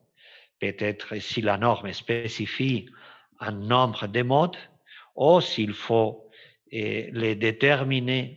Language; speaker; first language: French; non-native, fluent; Spanish